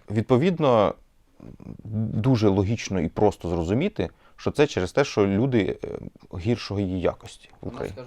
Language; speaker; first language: Ukrainian; native; Ukrainian